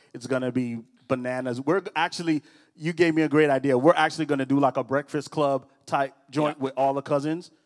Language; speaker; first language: English; early bilingual, other home language; Spanish